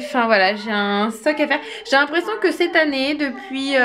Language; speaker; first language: French; native; French